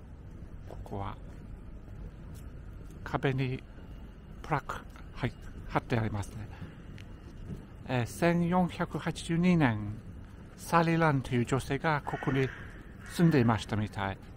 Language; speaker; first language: Japanese; non-native, fluent; English